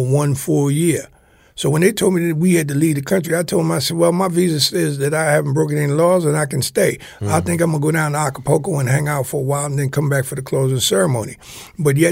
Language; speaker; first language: English; native; English